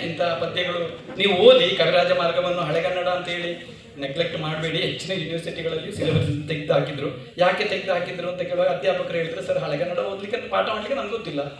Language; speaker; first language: Kannada; non-native, local second language; Malayalam